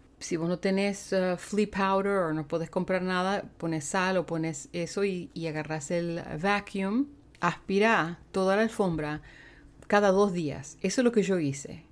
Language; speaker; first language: Spanish; native; Spanish